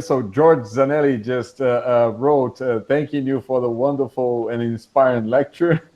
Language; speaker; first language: English; non-native, fluent; Portuguese